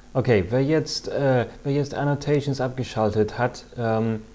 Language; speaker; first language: German; non-native, fluent; English